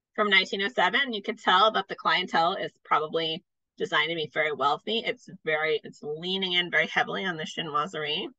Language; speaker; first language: English; native; English